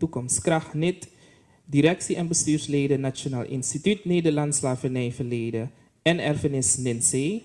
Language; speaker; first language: Dutch; native; Dutch